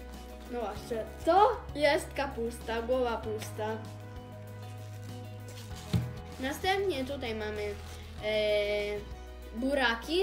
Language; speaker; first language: Polish; early bilingual, heritage; Polish